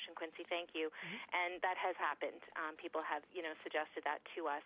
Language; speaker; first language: English; native; English